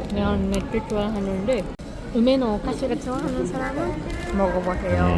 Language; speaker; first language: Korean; non-native, learner; Japanese